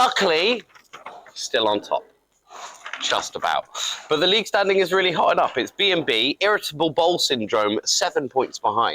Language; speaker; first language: English; native; English